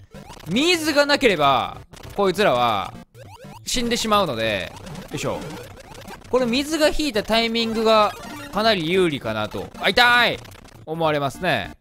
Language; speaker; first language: Japanese; native; Japanese